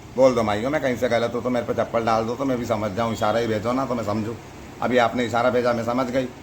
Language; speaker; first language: Hindi; native; Hindi